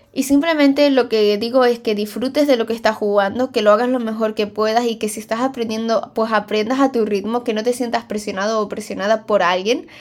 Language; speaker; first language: Spanish; early bilingual, other home language; Chinese